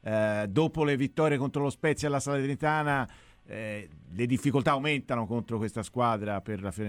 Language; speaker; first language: Italian; native; Italian